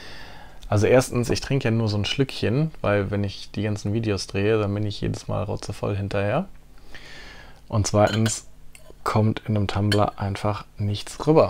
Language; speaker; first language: German; native; German